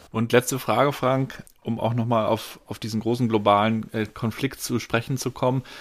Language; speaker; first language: German; native; German